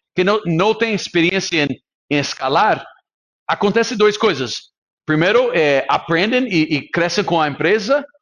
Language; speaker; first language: Portuguese; non-native, fluent; English